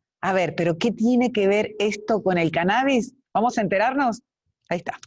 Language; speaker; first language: Spanish; native; Spanish